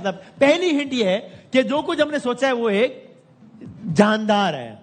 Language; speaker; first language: Urdu; native; Urdu